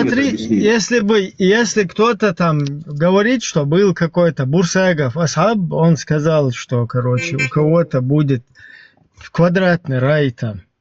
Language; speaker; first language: Russian; native; Russian